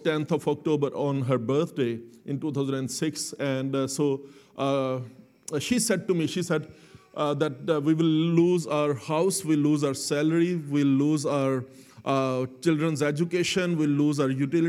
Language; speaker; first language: English; non-native, local second language; Urdu